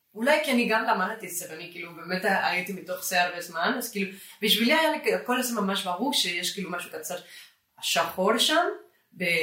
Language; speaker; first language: Hebrew; non-native, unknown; Spanish